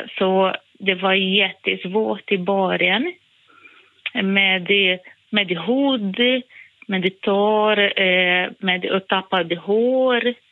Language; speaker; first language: Swedish; non-native, fluent; Portuguese